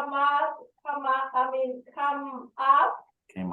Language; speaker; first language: English; non-native, fluent; Spanish